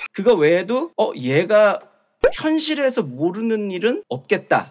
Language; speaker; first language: Korean; native; Korean